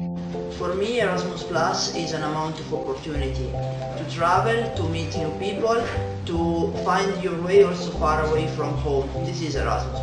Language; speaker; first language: English; non-native, learner; Italian